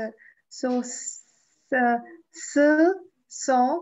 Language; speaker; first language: French; non-native, learner; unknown